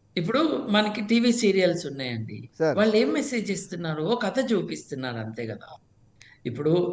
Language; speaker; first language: Telugu; native; Telugu